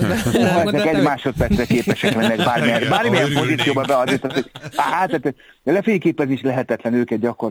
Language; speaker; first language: Hungarian; native; Hungarian